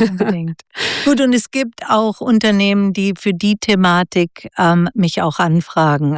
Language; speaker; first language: German; native; German